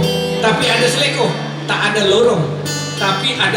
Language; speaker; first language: Malay; native; Malay